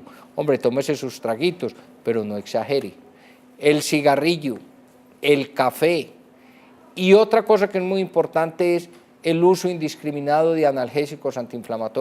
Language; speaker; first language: Spanish; native; Spanish